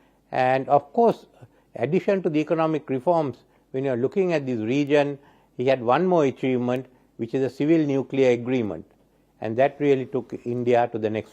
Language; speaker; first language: English; non-native, local second language; Sinhala